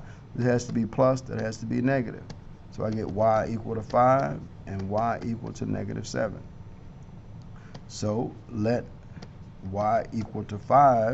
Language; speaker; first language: English; native; English